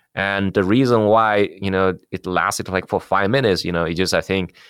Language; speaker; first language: English; non-native, fluent; Chinese